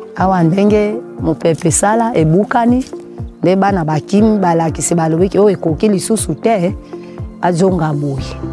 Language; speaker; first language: Lingala; native; Lingala